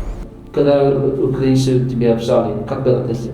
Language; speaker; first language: Russian; non-native, learner; Dutch